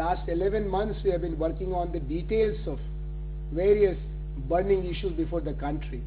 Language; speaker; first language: English; non-native, local second language; Hindi